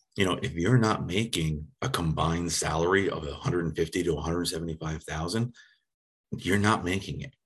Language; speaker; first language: English; native; English